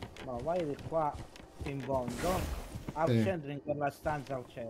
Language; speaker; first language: Italian; native; Italian